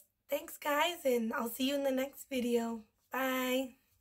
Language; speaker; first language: English; early bilingual, other home language; Spanish